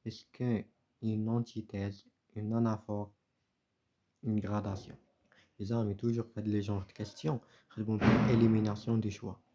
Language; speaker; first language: French; non-native, local second language; Arabic